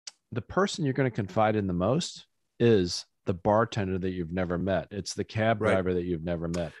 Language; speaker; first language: English; native; English